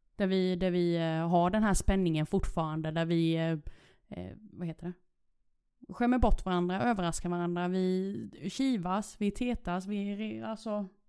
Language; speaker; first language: Swedish; early bilingual, other home language; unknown